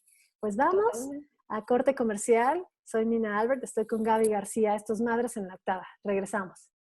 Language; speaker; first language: Spanish; native; Spanish